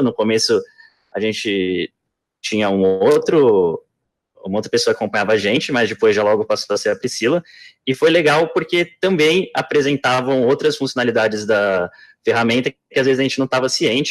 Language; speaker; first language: Portuguese; native; Portuguese